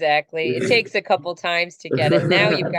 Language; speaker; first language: English; native; English